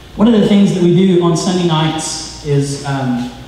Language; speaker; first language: English; native; English